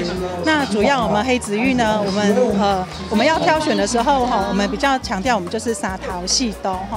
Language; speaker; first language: Chinese; non-native, local second language; Min Nan Chinese